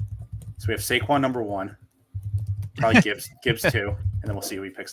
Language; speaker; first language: English; native; English